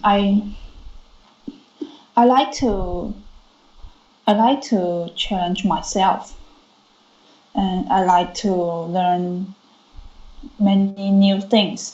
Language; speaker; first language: English; non-native, learner; Chinese